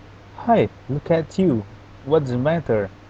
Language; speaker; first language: English; non-native, learner; Indonesian